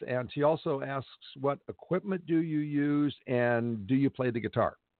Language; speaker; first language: English; native; English